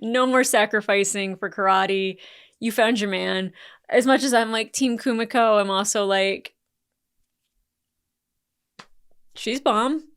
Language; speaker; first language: English; native; English